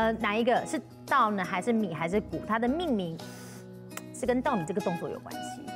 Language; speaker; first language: Chinese; native; Chinese